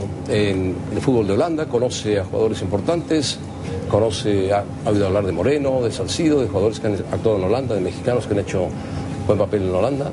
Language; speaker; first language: Spanish; native; Spanish